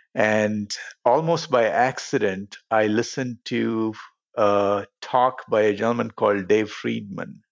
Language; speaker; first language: English; non-native, local second language; Telugu